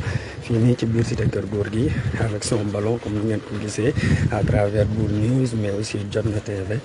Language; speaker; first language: French; non-native, local second language; Wolof